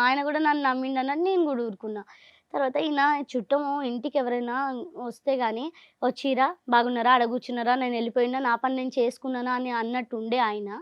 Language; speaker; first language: Telugu; native; Telugu